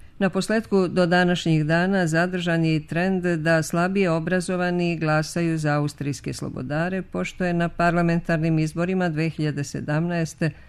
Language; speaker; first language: Bosnian; native; Bosnian